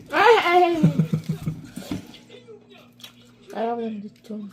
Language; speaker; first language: Filipino; non-native, learner; Korean